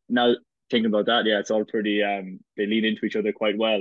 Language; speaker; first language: English; native; English